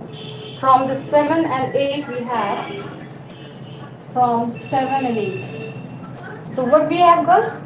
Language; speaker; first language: English; non-native, local second language; Hindi